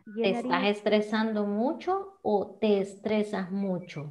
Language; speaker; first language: Spanish; native; Spanish